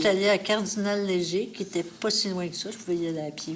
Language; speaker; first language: French; native; French